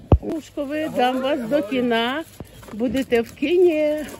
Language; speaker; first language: Czech; non-native, fluent; Ukrainian